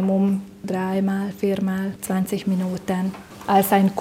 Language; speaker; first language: German; non-native, learner; Hungarian